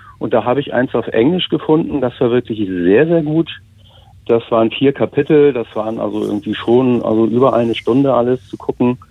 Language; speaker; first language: German; native; German